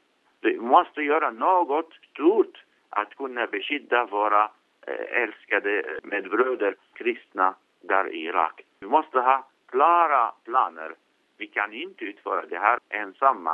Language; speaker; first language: Swedish; non-native, fluent; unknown